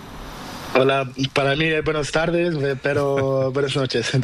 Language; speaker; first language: Spanish; non-native, learner; Portuguese